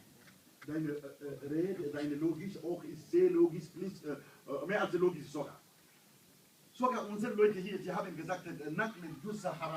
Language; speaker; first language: German; non-native, learner; Hausa